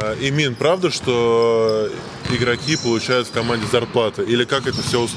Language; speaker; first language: Russian; native; Russian